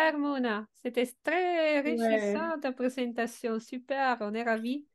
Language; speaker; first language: French; non-native, fluent; Italian